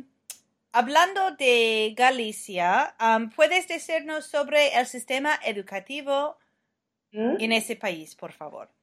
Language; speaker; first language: Spanish; non-native, fluent; English